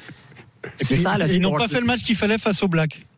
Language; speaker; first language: French; native; French